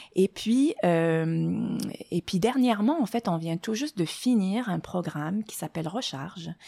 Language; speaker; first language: French; non-native, local second language; Arabic